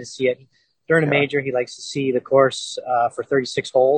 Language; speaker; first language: English; native; English